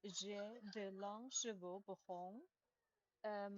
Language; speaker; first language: French; non-native, learner; Chinese